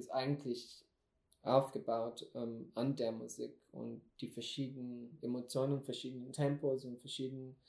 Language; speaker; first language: German; non-native, fluent; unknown